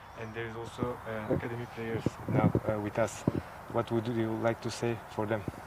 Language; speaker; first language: English; non-native, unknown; Turkish